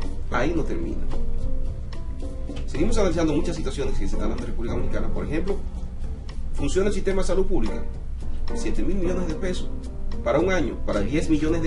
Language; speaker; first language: Spanish; native; Spanish